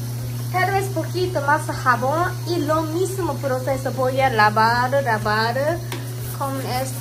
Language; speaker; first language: Spanish; non-native, learner; Japanese